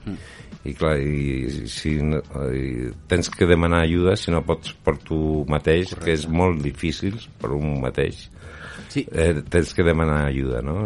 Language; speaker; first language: Catalan; non-native, local second language; Spanish